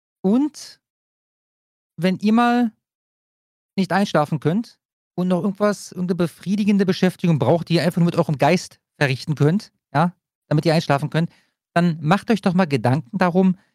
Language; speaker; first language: German; native; German